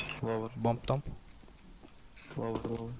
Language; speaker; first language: English; non-native, learner; Turkish